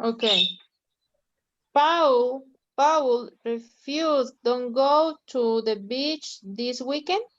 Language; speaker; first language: English; non-native, learner; Spanish